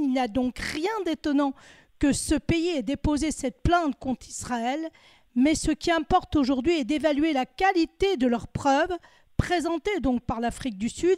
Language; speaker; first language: French; native; French